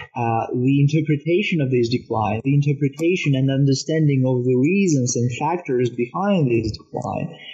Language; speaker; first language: English; non-native, fluent; Romanian